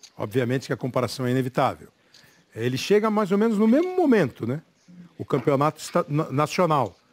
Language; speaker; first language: Portuguese; native; Portuguese